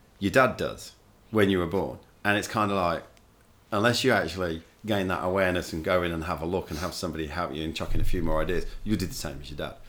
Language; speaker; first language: English; native; English